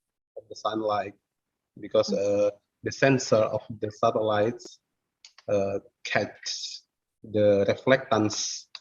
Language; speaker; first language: English; non-native, fluent; Indonesian